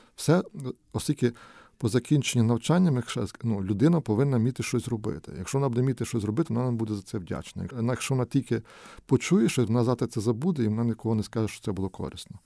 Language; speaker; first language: Ukrainian; native; Ukrainian